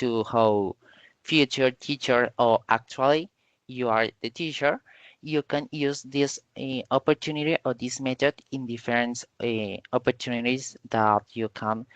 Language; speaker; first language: English; non-native, learner; Spanish